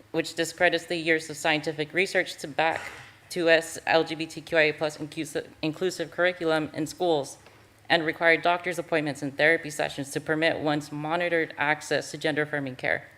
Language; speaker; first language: English; native; English